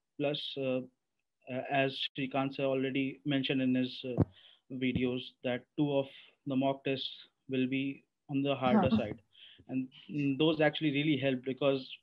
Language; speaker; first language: English; non-native, local second language; Hindi